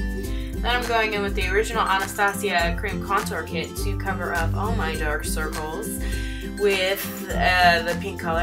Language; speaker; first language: English; native; English